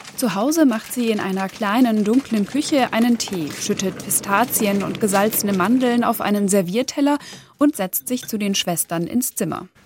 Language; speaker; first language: German; native; German